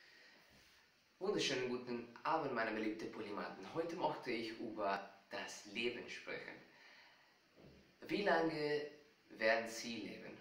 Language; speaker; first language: German; non-native, fluent; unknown